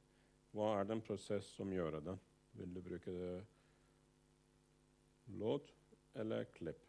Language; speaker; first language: Norwegian; non-native, fluent; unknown